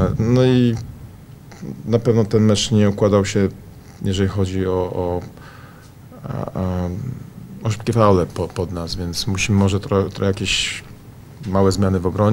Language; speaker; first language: Polish; native; Polish